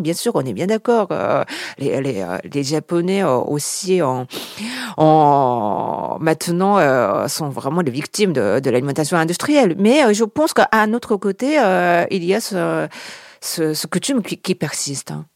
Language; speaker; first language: French; non-native, fluent; Japanese